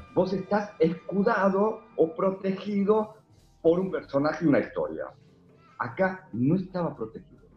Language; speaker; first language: Spanish; early bilingual, other home language; Korean